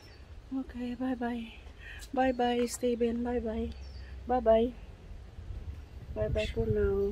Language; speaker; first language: English; non-native, learner; Filipino